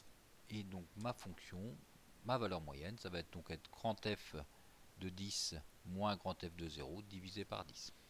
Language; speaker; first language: French; native; French